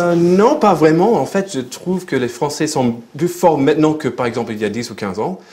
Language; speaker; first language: French; non-native, fluent; English